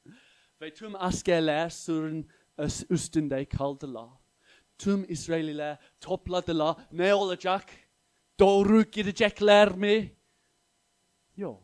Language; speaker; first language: Turkish; non-native, fluent; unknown